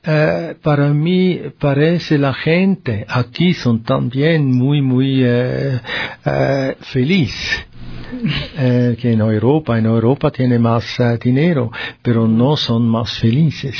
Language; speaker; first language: Spanish; non-native, learner; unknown